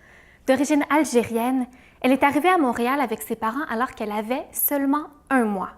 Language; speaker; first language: French; native; French